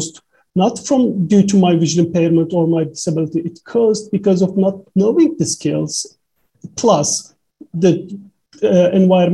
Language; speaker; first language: English; non-native, fluent; Turkish